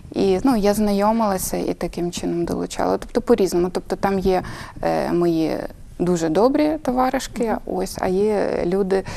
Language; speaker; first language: Ukrainian; native; Ukrainian